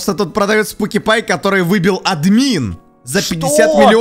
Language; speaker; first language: Russian; native; Russian